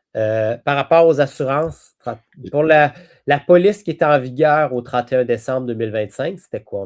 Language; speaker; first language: French; native; French